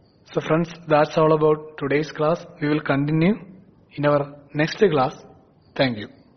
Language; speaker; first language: English; non-native, local second language; Malayalam